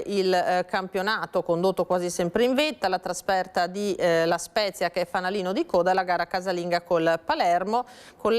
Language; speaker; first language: Italian; native; Italian